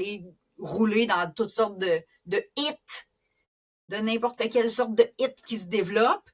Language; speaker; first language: French; native; French